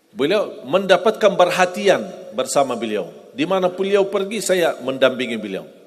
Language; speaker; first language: Indonesian; non-native, fluent; Arabic